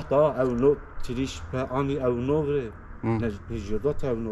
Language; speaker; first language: Romanian; non-native, learner; Turkish